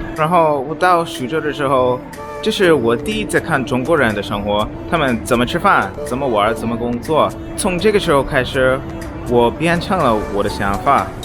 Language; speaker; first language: Chinese; non-native, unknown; English